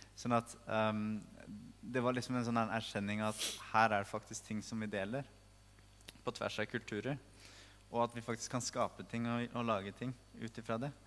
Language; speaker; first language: Norwegian; native; Norwegian